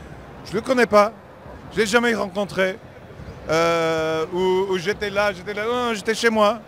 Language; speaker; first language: French; non-native, fluent; English